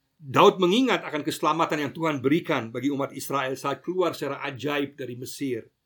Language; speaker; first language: Indonesian; non-native, fluent; German